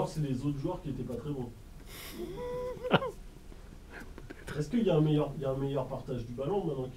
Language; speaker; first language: French; native; French